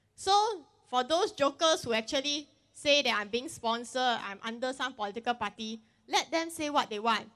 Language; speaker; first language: English; non-native, local second language; Chinese